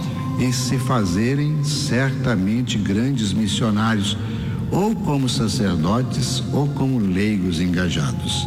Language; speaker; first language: Portuguese; native; Portuguese